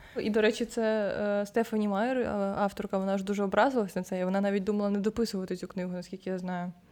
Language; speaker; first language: Ukrainian; non-native, local second language; Russian